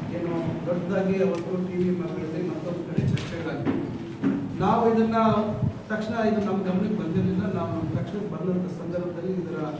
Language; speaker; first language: Kannada; native; Kannada